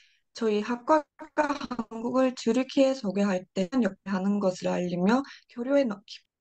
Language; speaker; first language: Korean; non-native, fluent; Turkish